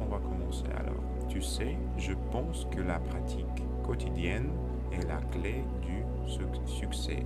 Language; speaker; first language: French; non-native, learner; Russian